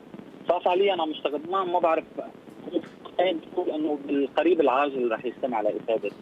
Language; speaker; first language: Arabic; native; Arabic